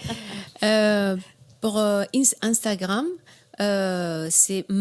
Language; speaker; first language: French; non-native, learner; Spanish